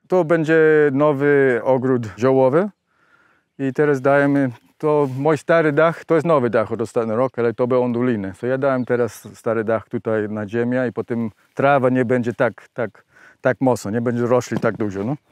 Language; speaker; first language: Polish; non-native, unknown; English